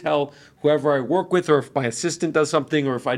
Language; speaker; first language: English; native; English